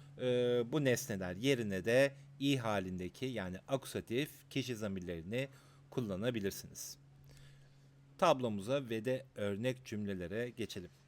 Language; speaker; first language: Turkish; native; Turkish